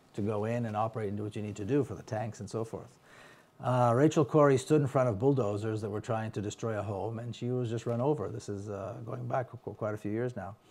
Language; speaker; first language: English; non-native, fluent; Hebrew